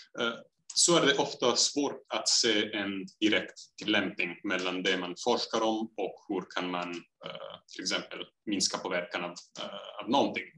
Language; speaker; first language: Swedish; non-native, fluent; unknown